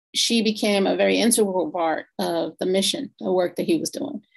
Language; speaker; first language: English; native; English